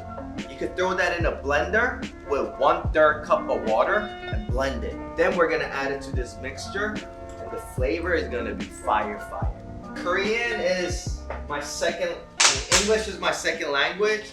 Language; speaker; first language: English; native; English